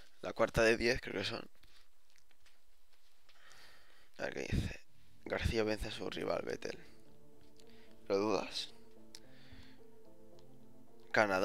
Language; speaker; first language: Spanish; native; Spanish